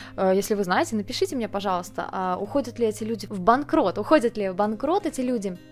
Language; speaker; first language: Russian; early bilingual, heritage; Russian